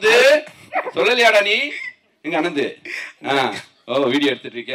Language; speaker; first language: Tamil; native; Tamil